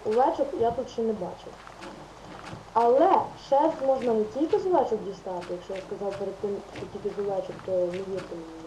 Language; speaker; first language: Ukrainian; native; Ukrainian